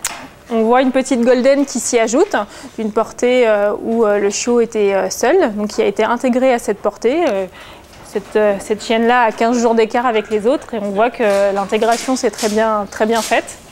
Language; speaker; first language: French; native; French